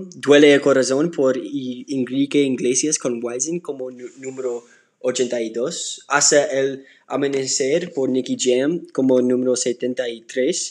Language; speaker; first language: Spanish; non-native, learner; English